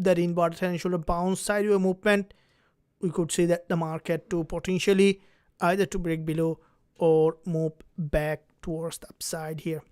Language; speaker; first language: English; non-native, fluent; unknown